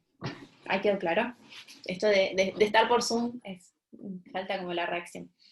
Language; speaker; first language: Spanish; native; Spanish